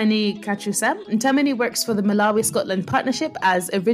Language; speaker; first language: English; non-native, local second language; Nyanja